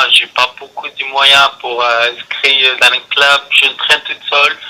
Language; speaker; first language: French; non-native, learner; Arabic